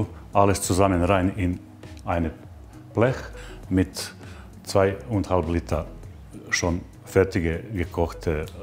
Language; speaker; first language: German; non-native, learner; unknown